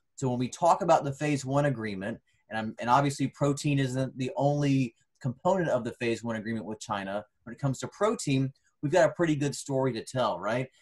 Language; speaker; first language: English; native; English